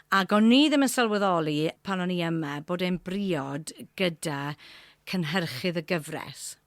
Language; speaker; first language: Welsh; non-native, local second language; English